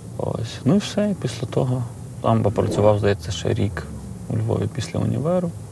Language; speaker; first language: Ukrainian; native; Ukrainian